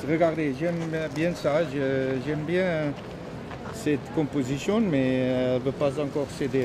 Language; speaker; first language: French; non-native, learner; Dutch